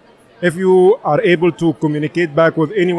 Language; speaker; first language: English; non-native, fluent; Arabic